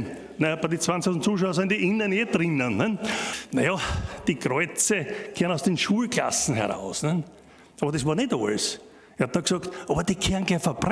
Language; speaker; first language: German; native; German